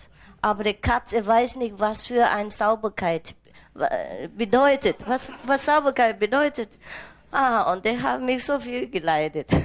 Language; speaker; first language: German; non-native, fluent; Vietnamese